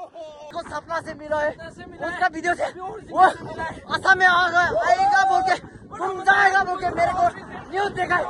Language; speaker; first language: Hindi; non-native, local second language; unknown